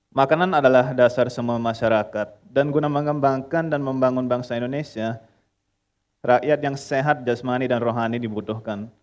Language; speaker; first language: Indonesian; early bilingual, heritage; Indonesian